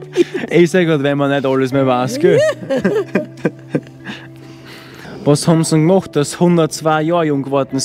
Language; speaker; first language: German; native; German